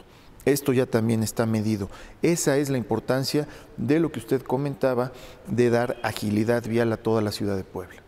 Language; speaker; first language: Spanish; native; Spanish